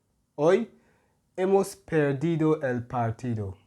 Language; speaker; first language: Spanish; non-native, fluent; English